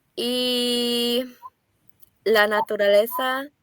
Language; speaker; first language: Spanish; early bilingual, other home language; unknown